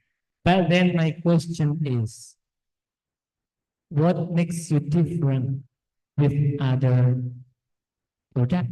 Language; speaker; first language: English; non-native, fluent; Indonesian